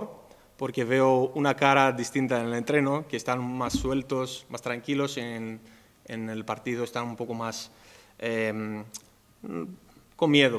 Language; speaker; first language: Spanish; non-native, fluent; Greek